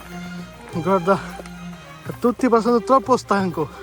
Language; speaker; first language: Italian; non-native, learner; Bangla